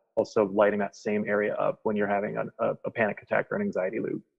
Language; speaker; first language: English; native; English